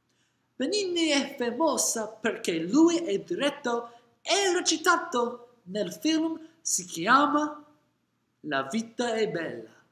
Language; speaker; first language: Italian; non-native, learner; English